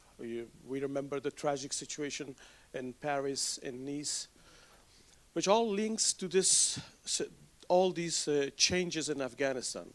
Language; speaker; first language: English; non-native, fluent; Persian